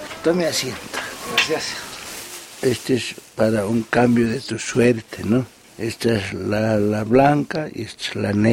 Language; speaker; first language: Spanish; non-native, local second language; Quechua